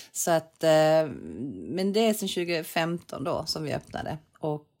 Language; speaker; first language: Swedish; early bilingual, other home language; Korean